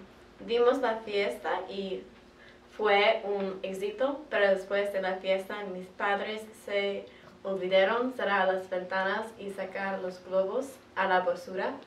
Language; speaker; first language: Spanish; non-native, learner; English